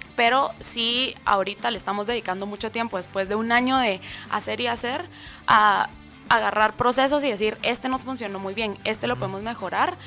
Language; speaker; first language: Spanish; native; Spanish